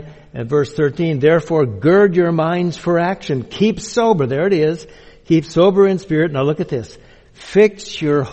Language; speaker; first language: English; native; English